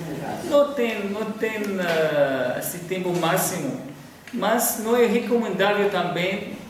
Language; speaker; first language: Portuguese; non-native, fluent; Arabic